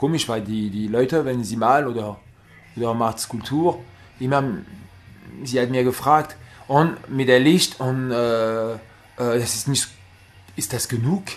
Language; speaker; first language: German; non-native, learner; French